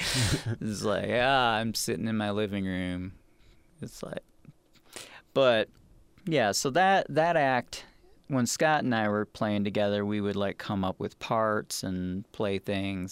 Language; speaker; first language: English; native; English